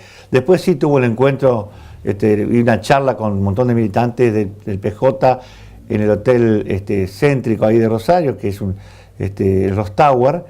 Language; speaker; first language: Spanish; native; Spanish